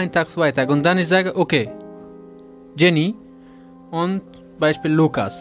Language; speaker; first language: German; non-native, learner; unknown